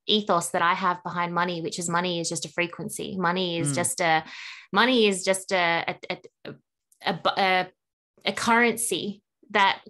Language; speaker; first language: English; native; English